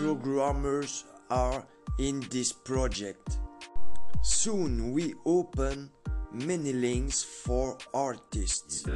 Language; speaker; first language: English; non-native, learner; French